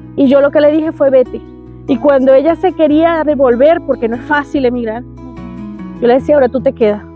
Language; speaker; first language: Spanish; native; Spanish